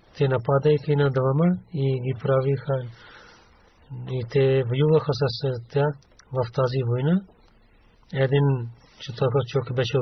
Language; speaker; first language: Bulgarian; non-native, learner; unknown